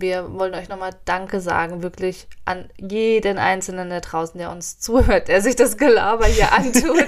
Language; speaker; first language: German; native; German